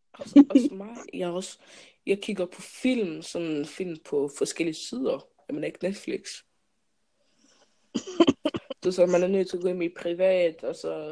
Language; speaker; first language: Danish; early bilingual, other home language; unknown